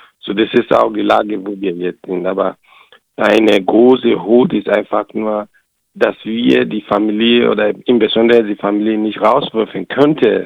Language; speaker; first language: German; non-native, learner; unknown